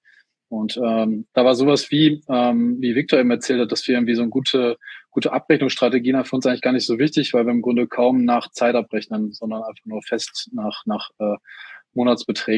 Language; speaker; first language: German; native; German